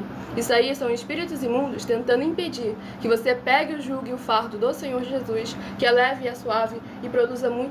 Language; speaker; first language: Portuguese; native; Portuguese